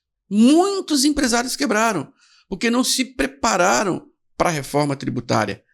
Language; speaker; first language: Portuguese; native; Portuguese